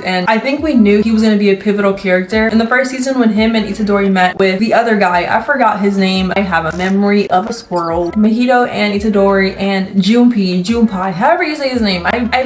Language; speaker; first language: English; native; English